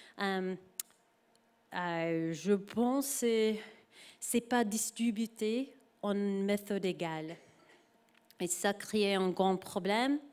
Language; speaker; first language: French; non-native, learner; English